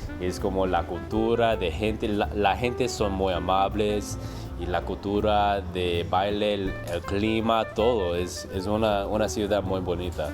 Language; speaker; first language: Spanish; non-native, learner; English